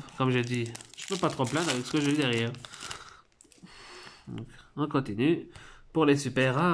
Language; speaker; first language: French; native; French